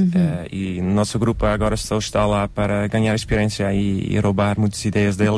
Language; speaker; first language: Portuguese; non-native, learner; Dutch